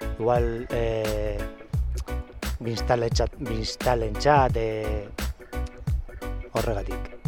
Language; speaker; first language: Basque; non-native, learner; Spanish